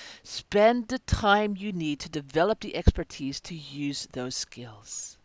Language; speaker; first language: English; native; English